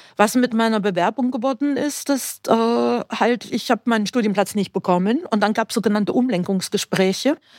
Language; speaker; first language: German; native; German